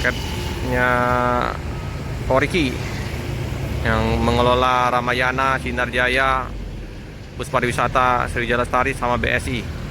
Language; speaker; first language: Indonesian; native; Indonesian